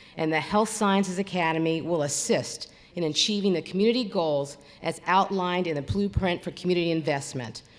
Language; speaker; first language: English; native; English